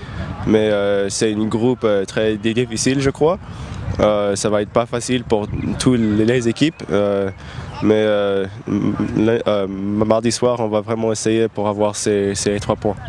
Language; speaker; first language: French; non-native, fluent; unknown